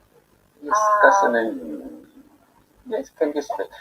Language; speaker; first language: English; non-native, learner; Bangla